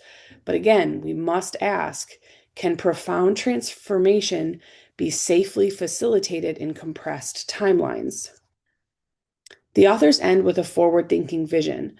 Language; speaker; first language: English; native; English